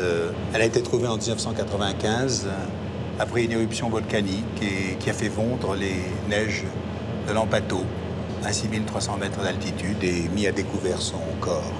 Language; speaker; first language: French; native; French